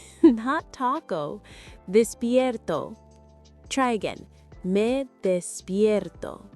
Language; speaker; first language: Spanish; non-native, fluent; English